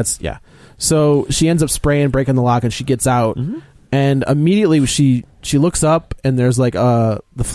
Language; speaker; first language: English; native; English